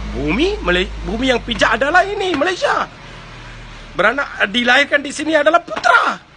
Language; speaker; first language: Malay; non-native, local second language; Tamil